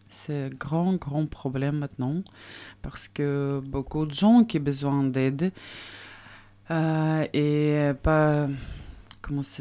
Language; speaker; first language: French; non-native, learner; Russian